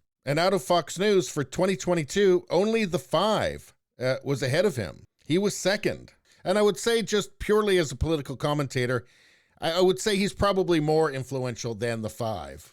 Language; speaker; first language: English; native; English